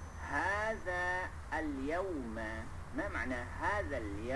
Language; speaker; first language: Arabic; non-native, fluent; Malay